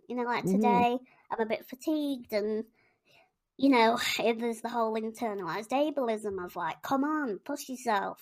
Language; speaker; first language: English; native; English